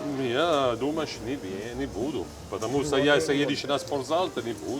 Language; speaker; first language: Russian; non-native, learner; Italian